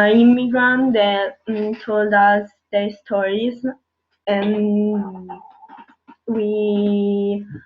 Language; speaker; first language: English; non-native, learner; Italian